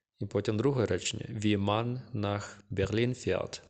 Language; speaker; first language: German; non-native, fluent; Ukrainian